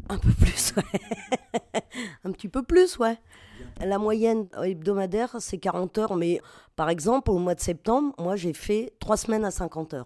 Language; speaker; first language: French; native; French